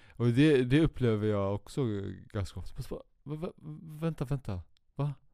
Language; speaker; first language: Swedish; early bilingual, other home language; Kurdish